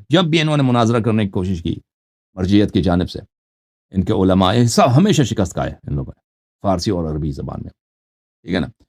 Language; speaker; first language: Urdu; non-native, fluent; Persian